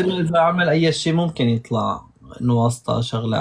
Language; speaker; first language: Arabic; native; Arabic